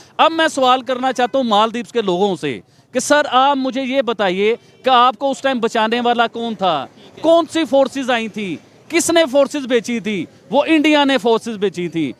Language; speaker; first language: Urdu; non-native, local second language; Punjabi